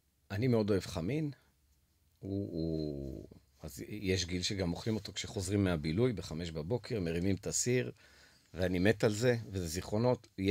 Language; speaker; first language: Hebrew; native; Hebrew